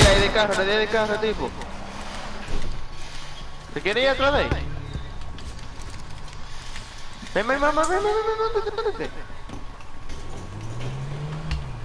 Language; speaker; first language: Spanish; native; Spanish